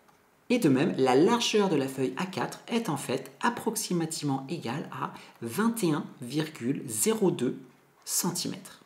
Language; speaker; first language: French; native; French